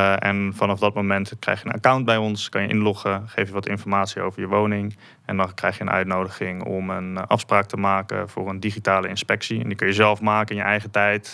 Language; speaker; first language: Dutch; native; Dutch